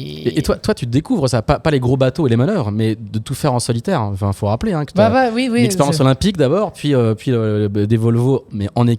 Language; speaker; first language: French; native; French